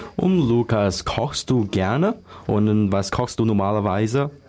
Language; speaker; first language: German; non-native, learner; Chinese